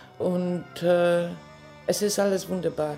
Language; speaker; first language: German; non-native, fluent; Polish